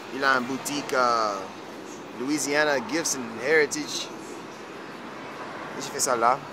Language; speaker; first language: French; non-native, learner; English